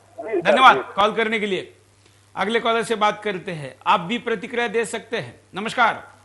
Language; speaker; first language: Hindi; non-native, local second language; Marathi